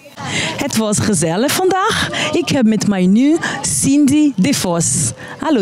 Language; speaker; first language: Dutch; non-native, learner; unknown